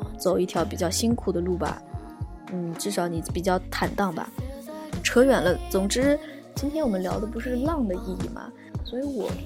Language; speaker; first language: Chinese; native; Chinese